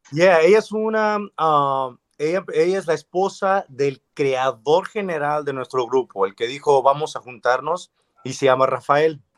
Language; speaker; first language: Spanish; early bilingual, other home language; English